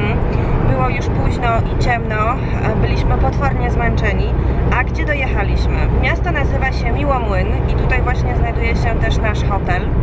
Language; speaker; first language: Polish; native; Polish